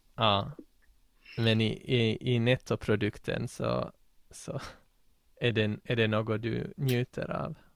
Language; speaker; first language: Swedish; native; Swedish